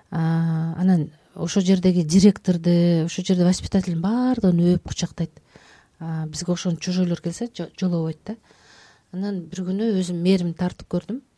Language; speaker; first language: Kyrgyz; native; Kyrgyz